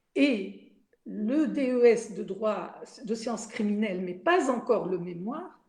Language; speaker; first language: French; non-native, local second language; Arabic